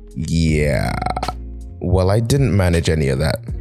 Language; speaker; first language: English; non-native, local second language; Yoruba